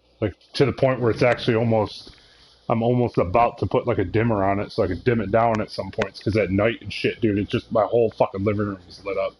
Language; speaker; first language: English; native; English